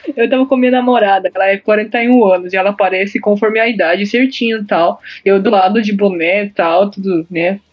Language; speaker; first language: Portuguese; early bilingual, other home language; Japanese